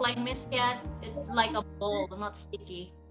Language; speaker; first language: English; non-native, learner; Indonesian